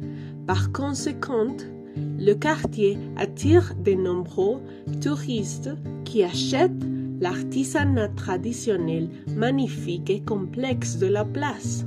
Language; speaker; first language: French; non-native, learner; Spanish